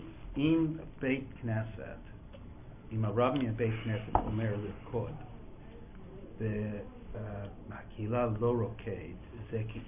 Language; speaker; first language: Hebrew; non-native, learner; English